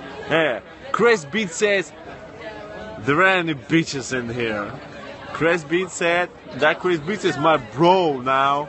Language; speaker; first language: English; non-native, learner; Russian